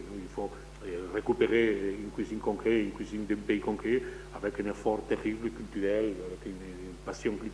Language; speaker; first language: French; non-native, fluent; Spanish